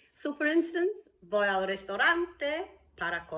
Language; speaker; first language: Spanish; non-native, fluent; English